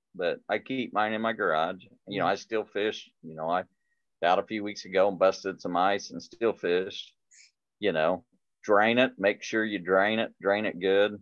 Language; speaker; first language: English; native; English